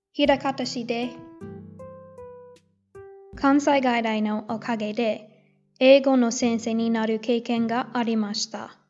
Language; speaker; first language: Japanese; non-native, learner; English